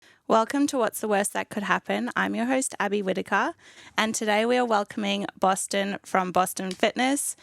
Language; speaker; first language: English; native; English